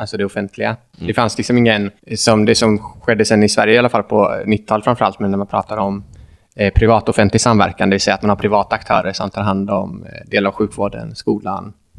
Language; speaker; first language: Swedish; native; Swedish